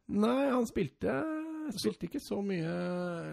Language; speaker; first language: Norwegian; native; Norwegian